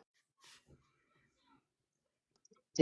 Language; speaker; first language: English; native; English